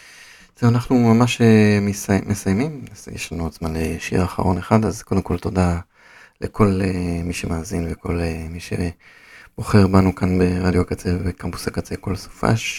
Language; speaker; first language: Hebrew; native; Hebrew